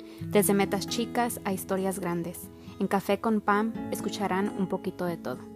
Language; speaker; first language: Spanish; early bilingual, heritage; Spanish